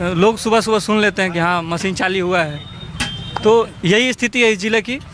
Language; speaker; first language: Hindi; native; Hindi